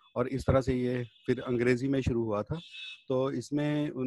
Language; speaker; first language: Hindi; native; Hindi